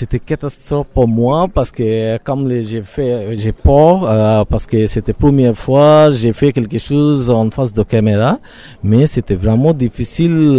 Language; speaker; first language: French; non-native, learner; Bangla